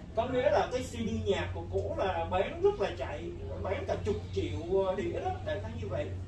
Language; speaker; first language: Vietnamese; early bilingual, heritage; Vietnamese